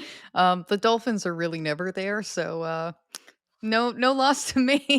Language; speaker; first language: English; native; English